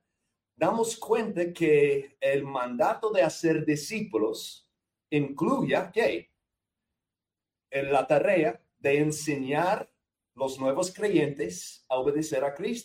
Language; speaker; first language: Spanish; non-native, fluent; English